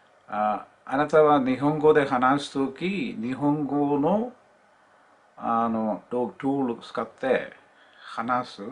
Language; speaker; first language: Japanese; non-native, learner; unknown